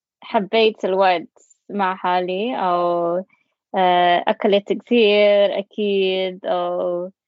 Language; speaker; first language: Arabic; non-native, learner; English